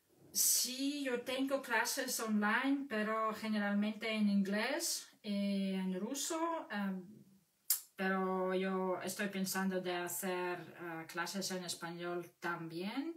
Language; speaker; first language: Spanish; non-native, fluent; Russian